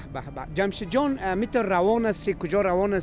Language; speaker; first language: Persian; native; Persian